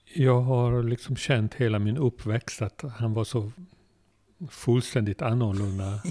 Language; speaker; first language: Swedish; non-native, fluent; Hungarian